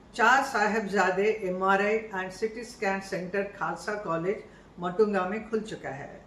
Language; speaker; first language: Hindi; native; Hindi